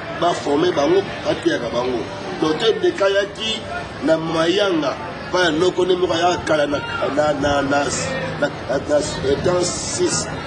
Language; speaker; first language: Lingala; non-native, fluent; Kongo